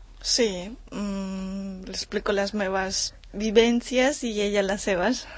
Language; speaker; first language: Catalan; non-native, learner; Spanish